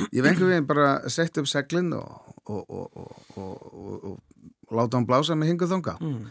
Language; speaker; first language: Icelandic; non-native, fluent; Faroese